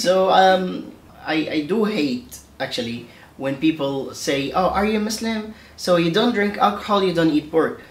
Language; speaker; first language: English; non-native, fluent; Arabic